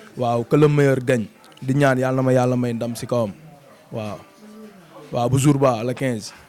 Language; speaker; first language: Wolof; native; Wolof